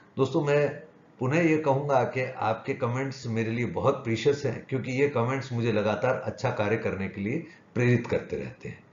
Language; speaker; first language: Hindi; native; Hindi